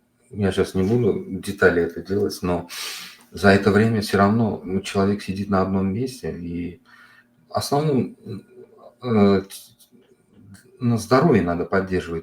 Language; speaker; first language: Russian; non-native, local second language; Uzbek